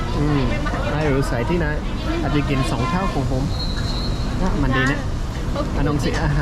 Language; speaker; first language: Thai; non-native, fluent; English